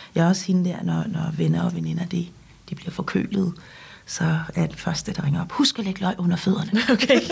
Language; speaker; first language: Danish; early bilingual, other home language; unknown